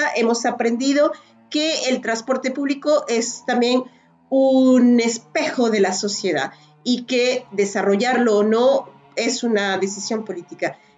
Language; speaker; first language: Spanish; native; Spanish